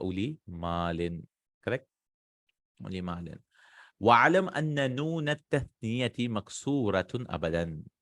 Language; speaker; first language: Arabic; non-native, fluent; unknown